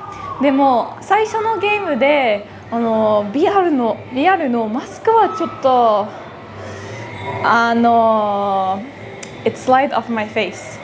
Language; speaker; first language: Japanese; non-native, learner; Dutch